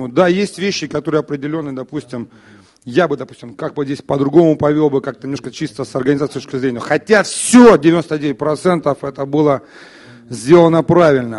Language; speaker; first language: Russian; native; Russian